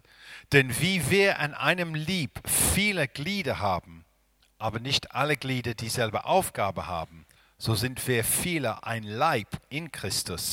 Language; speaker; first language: German; non-native, fluent; English